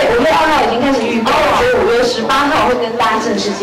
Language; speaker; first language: Chinese; native; Chinese